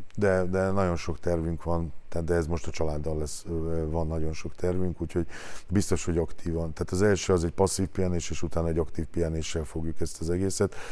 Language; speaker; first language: Hungarian; native; Hungarian